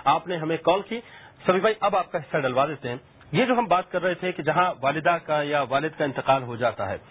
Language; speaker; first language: Urdu; native; Urdu